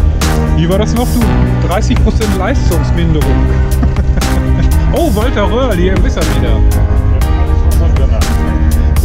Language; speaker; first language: German; native; German